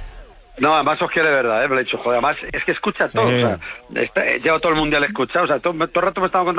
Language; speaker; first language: Spanish; native; Spanish